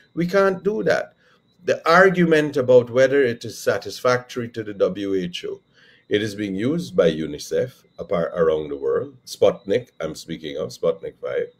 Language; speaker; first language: English; native; English